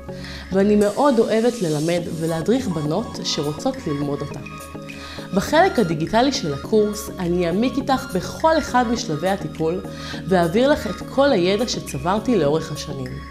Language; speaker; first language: Hebrew; native; Hebrew